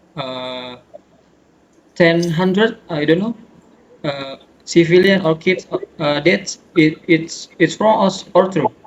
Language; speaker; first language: English; non-native, learner; Indonesian